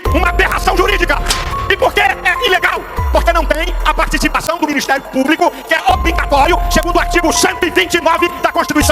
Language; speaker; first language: Portuguese; native; Portuguese